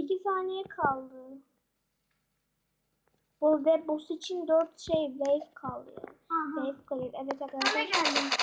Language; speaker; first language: Turkish; early bilingual, heritage; Turkish